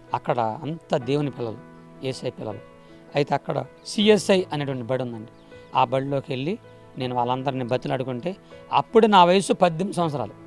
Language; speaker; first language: Telugu; non-native, local second language; Koya